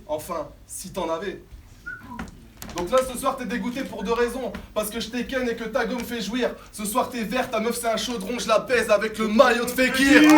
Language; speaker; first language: French; native; French